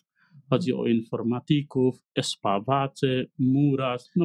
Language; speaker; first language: Polish; non-native, learner; Nepali